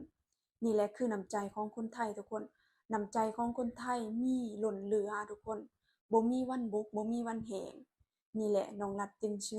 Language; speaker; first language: Thai; non-native, local second language; Lao